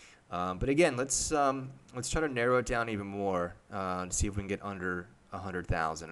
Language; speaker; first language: English; native; English